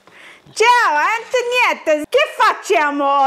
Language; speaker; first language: Italian; early bilingual, heritage; English